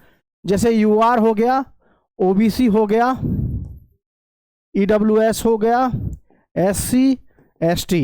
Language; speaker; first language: Hindi; native; Hindi